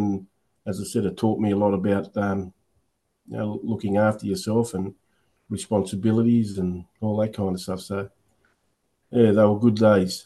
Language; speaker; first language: English; native; English